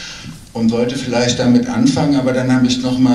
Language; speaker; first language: German; native; German